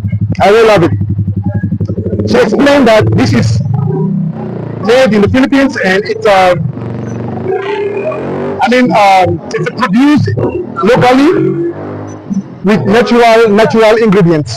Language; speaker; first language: English; non-native, fluent; French